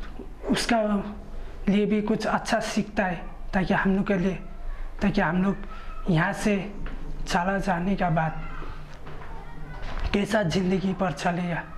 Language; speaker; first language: Hindi; non-native, local second language; Khasi